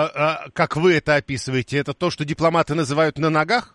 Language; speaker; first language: Russian; native; Russian